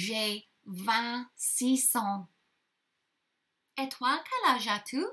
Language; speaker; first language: French; non-native, learner; English